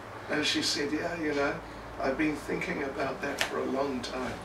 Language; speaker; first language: English; native; English